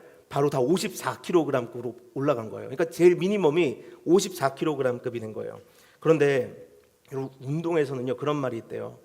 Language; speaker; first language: Korean; native; Korean